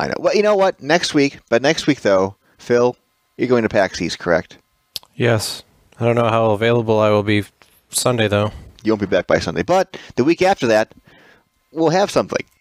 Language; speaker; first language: English; native; English